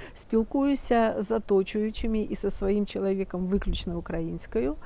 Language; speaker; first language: Ukrainian; non-native, fluent; Russian